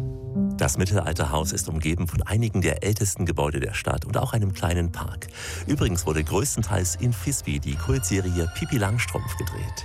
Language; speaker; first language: German; native; German